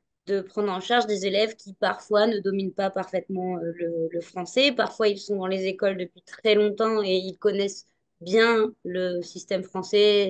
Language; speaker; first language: French; native; French